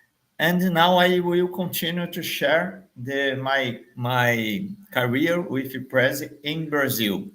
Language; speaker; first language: English; non-native, fluent; Portuguese